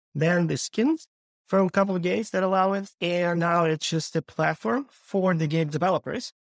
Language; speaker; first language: English; non-native, fluent; Ukrainian